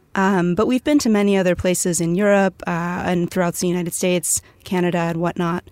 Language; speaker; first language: English; native; English